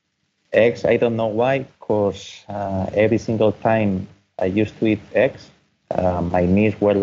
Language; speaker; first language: English; non-native, fluent; Spanish